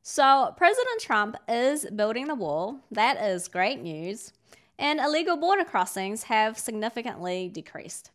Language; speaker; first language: English; native; English